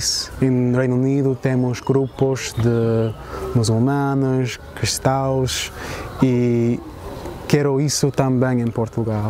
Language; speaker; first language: Portuguese; non-native, fluent; English